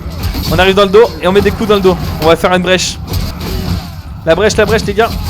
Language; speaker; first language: French; native; French